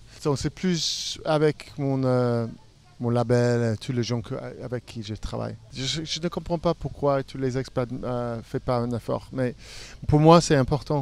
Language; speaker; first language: French; non-native, fluent; English